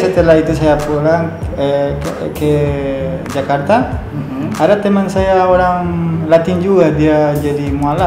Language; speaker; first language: Indonesian; non-native, fluent; Spanish